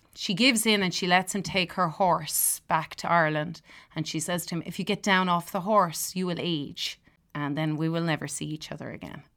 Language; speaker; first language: English; native; English